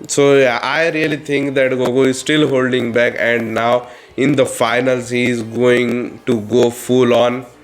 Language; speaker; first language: English; non-native, local second language; Marathi